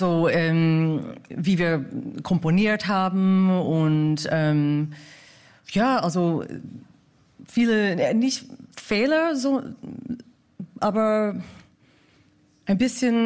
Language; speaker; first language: German; non-native, fluent; English